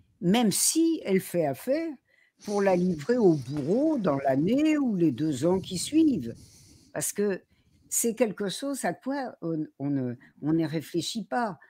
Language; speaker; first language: French; native; French